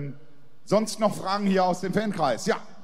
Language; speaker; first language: German; native; German